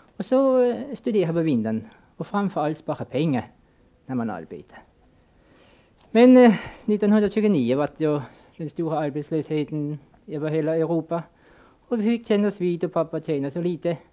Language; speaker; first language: Swedish; non-native, fluent; German